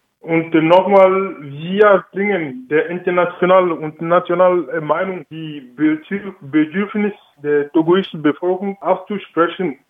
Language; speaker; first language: German; non-native, learner; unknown